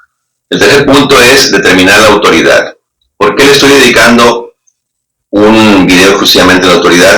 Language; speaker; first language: Spanish; native; Spanish